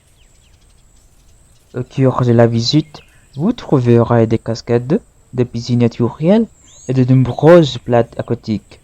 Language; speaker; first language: French; non-native, learner; Spanish